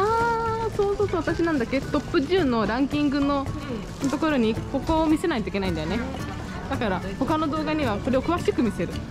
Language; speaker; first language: Japanese; non-native, fluent; Portuguese